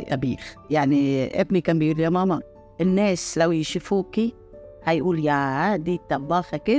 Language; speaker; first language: Arabic; non-native, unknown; Italian